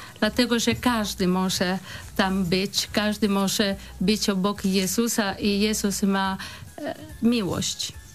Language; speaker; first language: Polish; non-native, fluent; Italian